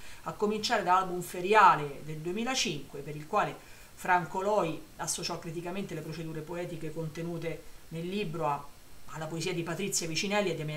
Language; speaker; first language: Italian; native; Italian